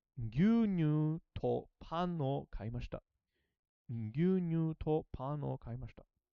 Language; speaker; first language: Japanese; non-native, learner; English